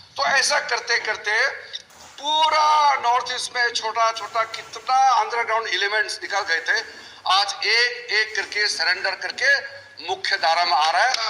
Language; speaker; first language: Hindi; non-native, local second language; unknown